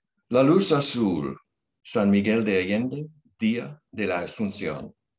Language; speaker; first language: Spanish; non-native, fluent; English